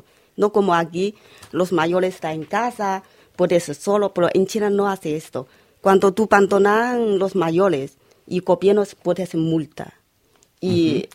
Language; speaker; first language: Spanish; non-native, learner; Chinese